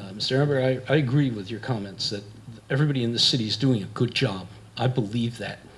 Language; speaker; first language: English; native; English